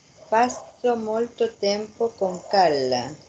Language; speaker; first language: Italian; non-native, learner; Spanish